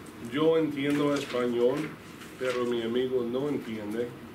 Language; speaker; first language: Spanish; non-native, fluent; English